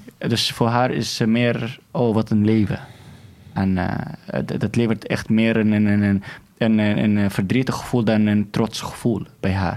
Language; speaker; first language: Dutch; non-native, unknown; Arabic